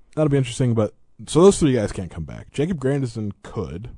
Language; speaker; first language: English; native; English